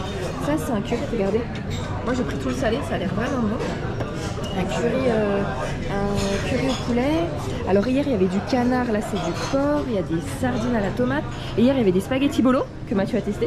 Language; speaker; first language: French; native; French